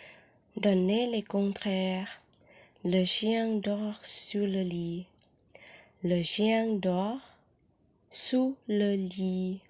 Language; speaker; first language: French; non-native, learner; Thai